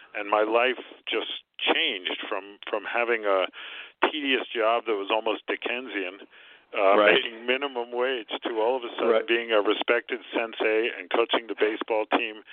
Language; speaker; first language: English; native; English